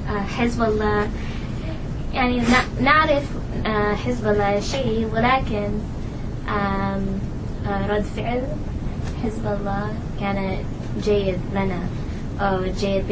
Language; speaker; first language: Arabic; non-native, learner; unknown